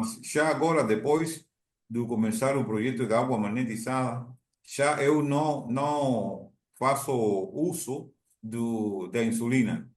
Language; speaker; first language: Portuguese; non-native, learner; Spanish